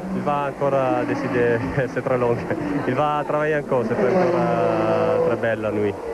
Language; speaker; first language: French; non-native, learner; Italian